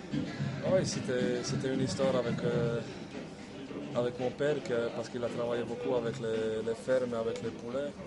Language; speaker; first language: French; non-native, fluent; Croatian